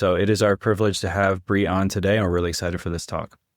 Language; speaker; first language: English; native; English